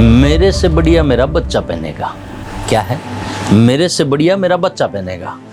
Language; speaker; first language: Hindi; native; Hindi